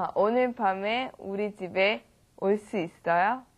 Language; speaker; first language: Korean; non-native, learner; English